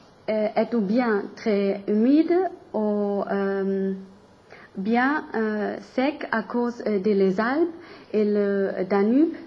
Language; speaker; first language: French; non-native, learner; German